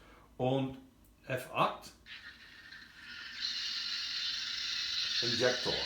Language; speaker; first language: German; non-native, fluent; English